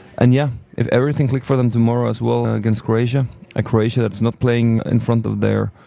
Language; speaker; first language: English; non-native, fluent; Norwegian